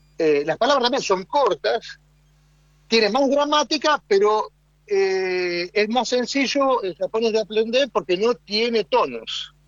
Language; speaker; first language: Spanish; native; Spanish